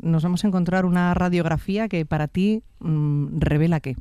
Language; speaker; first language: Spanish; native; Spanish